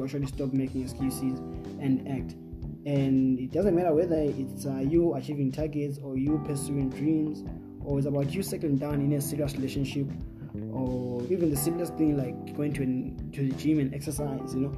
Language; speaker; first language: English; non-native, local second language; North Ndebele